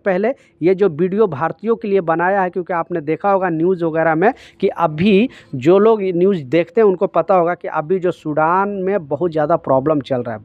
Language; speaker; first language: Hindi; native; Hindi